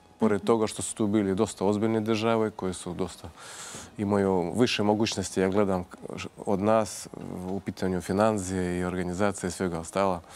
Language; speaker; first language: Croatian; non-native, fluent; Russian